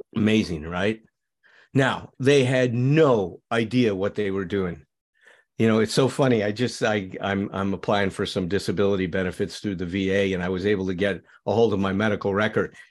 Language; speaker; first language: English; native; English